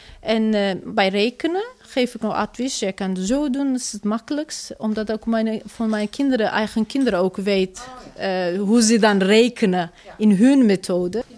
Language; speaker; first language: Dutch; non-native, learner; Turkish